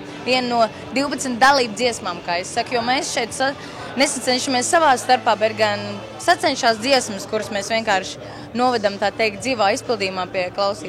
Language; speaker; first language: Latvian; native; Latvian